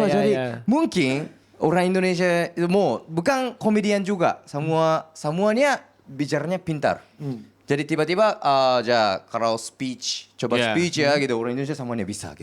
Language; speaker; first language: Indonesian; non-native, learner; Japanese